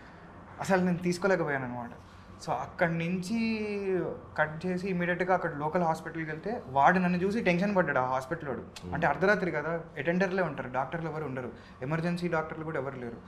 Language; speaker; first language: Telugu; native; Telugu